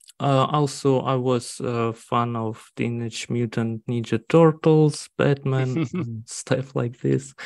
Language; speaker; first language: English; non-native, learner; Russian